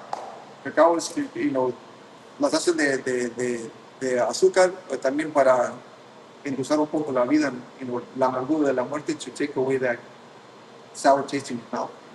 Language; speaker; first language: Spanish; early bilingual, heritage; Spanish